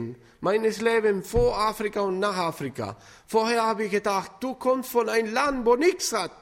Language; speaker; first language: German; non-native, fluent; Spanish